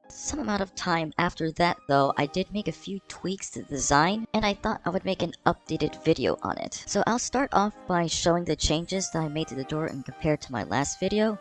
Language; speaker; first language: English; native; English